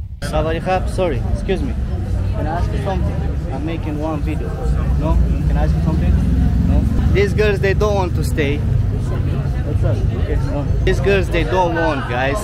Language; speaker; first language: English; non-native, fluent; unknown